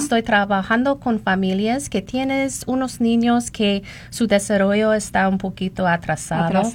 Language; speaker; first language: Spanish; non-native, learner; English